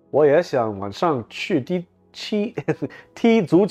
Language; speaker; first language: Chinese; non-native, learner; English